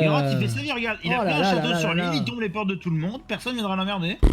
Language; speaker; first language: French; native; French